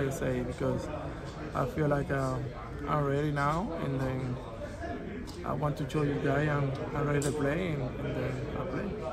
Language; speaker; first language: English; non-native, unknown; Spanish